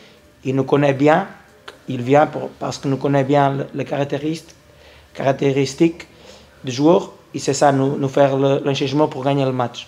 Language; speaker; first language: French; non-native, learner; Portuguese